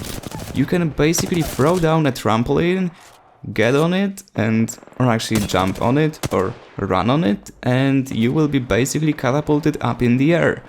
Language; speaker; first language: English; non-native, fluent; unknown